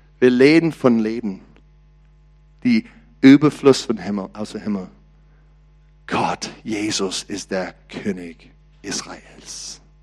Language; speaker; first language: German; non-native, learner; English